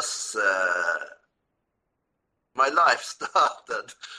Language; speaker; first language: English; non-native, fluent; Norwegian